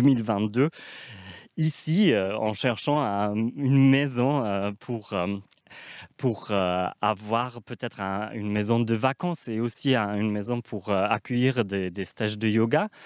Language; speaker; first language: French; non-native, fluent; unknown